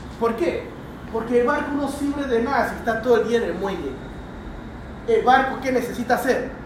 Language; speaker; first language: Spanish; early bilingual, other home language; Chinese